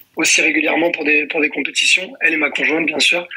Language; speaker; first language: French; native; French